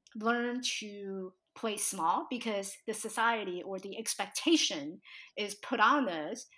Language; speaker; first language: English; early bilingual, other home language; Chinese